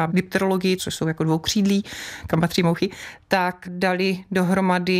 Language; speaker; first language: Czech; native; Czech